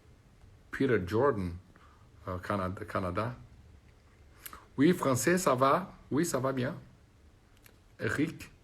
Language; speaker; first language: French; non-native, learner; Portuguese